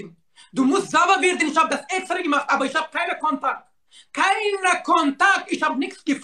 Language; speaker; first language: German; non-native, learner; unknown